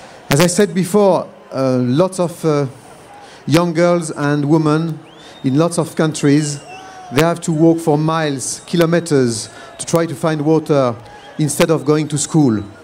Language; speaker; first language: English; non-native, fluent; French